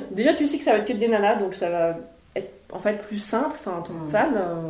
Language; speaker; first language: French; native; French